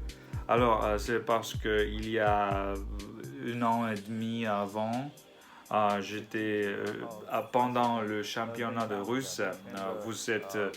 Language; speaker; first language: French; non-native, learner; Russian